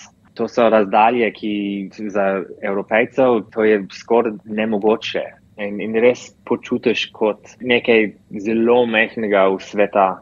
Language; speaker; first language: Slovenian; early bilingual, heritage; English